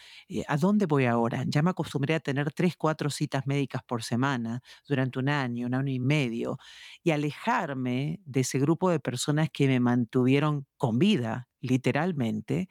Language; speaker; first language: Spanish; native; Spanish